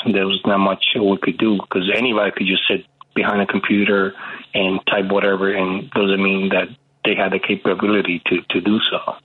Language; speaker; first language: English; early bilingual, other home language; Spanish